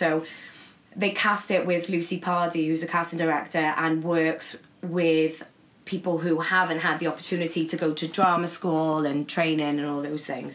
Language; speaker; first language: English; native; English